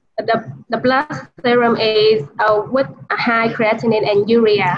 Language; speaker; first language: English; non-native, learner; Vietnamese